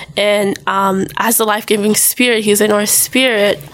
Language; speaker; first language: English; early bilingual, other home language; Haitian Creole